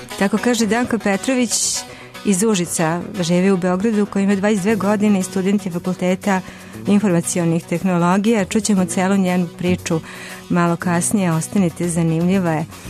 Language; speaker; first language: Serbian; native; Serbian